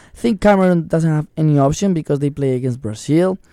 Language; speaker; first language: English; non-native, learner; Spanish